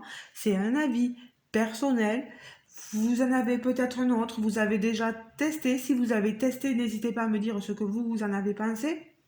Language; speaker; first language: French; native; French